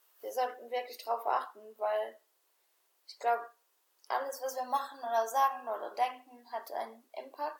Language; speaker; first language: German; non-native, fluent; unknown